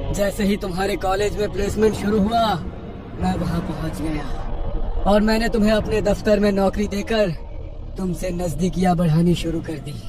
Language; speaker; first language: Hindi; native; Hindi